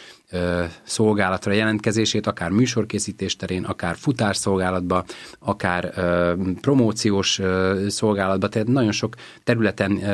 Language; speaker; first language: Hungarian; native; Hungarian